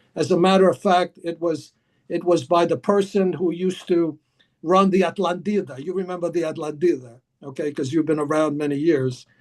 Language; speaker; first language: English; early bilingual, other home language; Greek